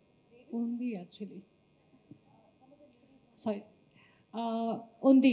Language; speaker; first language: Telugu; non-native, fluent; Hindi